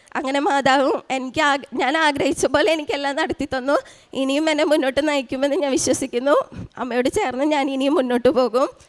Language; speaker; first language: Malayalam; native; Malayalam